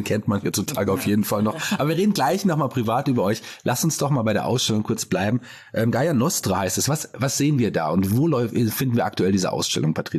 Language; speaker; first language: German; native; German